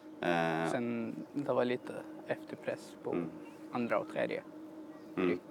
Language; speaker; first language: Swedish; non-native, fluent; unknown